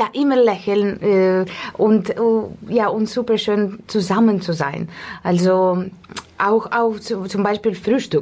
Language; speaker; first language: German; non-native, learner; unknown